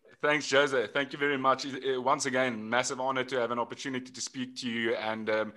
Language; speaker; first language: English; non-native, local second language; Afrikaans